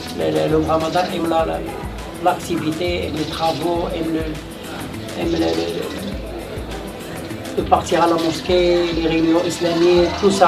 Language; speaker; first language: French; non-native, local second language; Arabic